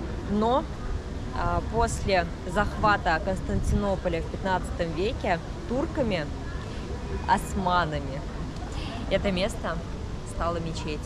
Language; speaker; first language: Russian; native; Russian